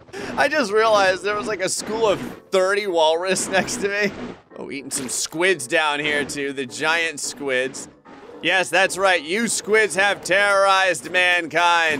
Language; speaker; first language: English; native; English